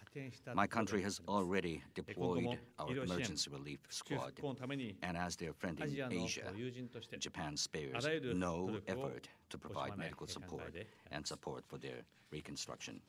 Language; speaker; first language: English; non-native, fluent; Japanese